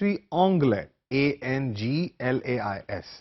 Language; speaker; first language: French; non-native, fluent; Urdu